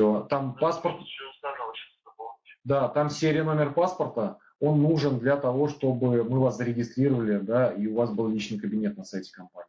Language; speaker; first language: Russian; native; Russian